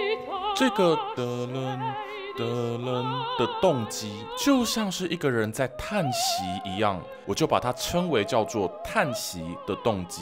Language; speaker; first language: Chinese; native; Chinese